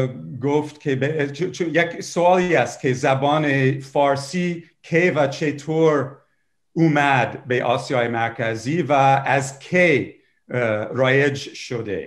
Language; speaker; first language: Persian; non-native, fluent; English